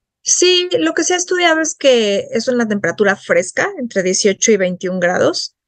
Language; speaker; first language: Spanish; native; Spanish